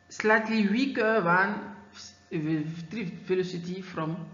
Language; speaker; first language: English; non-native, fluent; French